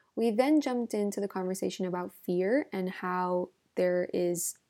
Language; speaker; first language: English; native; English